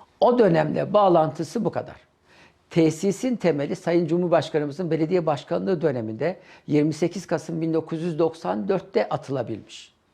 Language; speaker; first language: Turkish; native; Turkish